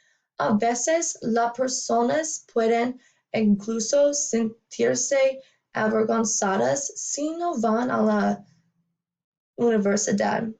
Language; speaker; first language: Spanish; non-native, learner; English